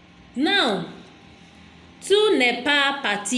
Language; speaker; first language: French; non-native, fluent; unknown